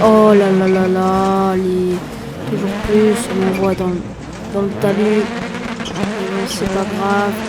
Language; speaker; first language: French; native; French